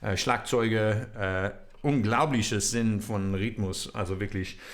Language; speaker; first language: German; non-native, learner; English